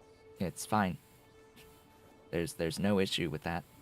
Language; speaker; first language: English; native; English